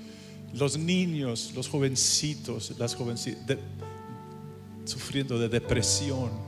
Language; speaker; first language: Spanish; native; Spanish